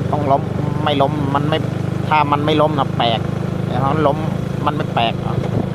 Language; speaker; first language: Thai; non-native, local second language; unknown